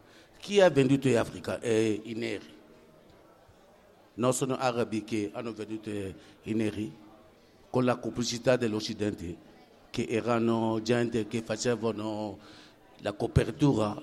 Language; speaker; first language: Italian; non-native, fluent; French